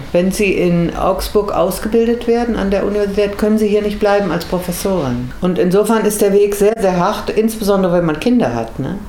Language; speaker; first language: German; native; German